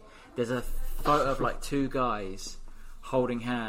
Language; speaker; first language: English; native; English